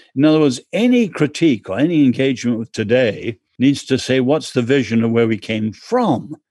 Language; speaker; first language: English; native; English